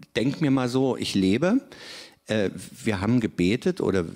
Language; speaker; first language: German; native; German